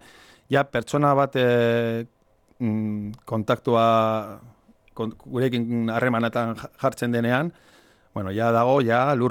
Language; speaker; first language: Basque; non-native, local second language; Spanish